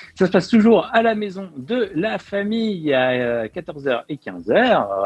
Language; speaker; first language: French; native; French